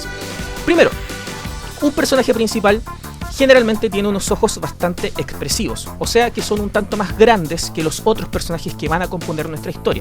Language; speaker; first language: Spanish; native; Spanish